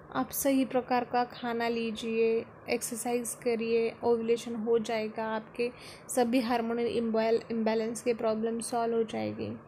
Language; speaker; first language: Hindi; non-native, local second language; Marathi